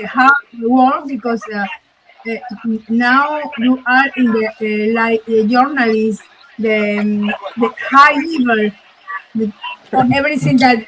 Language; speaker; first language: English; non-native, learner; Spanish